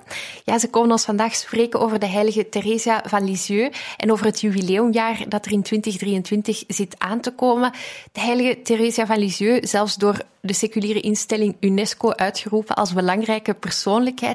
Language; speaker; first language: Dutch; native; Dutch